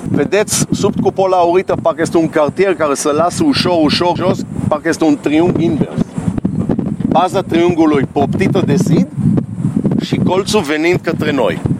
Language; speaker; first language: Romanian; early bilingual, heritage; Hebrew